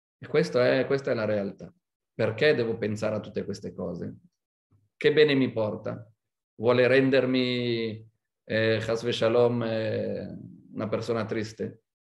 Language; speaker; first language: Italian; non-native, fluent; Hebrew